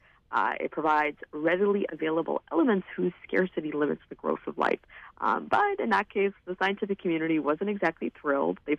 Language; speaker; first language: English; native; English